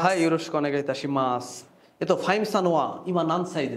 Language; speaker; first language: Japanese; non-native, fluent; Bangla